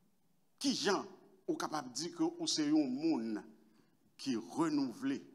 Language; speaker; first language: French; non-native, local second language; Haitian Creole